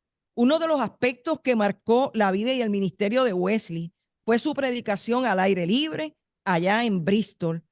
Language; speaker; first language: Spanish; native; Spanish